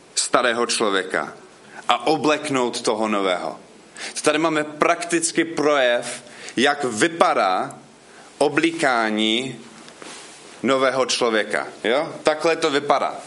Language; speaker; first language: Czech; non-native, fluent; English